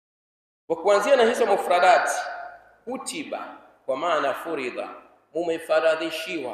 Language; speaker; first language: Swahili; native; Swahili